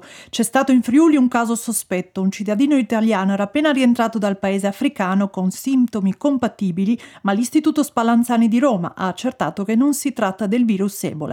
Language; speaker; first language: Italian; native; Italian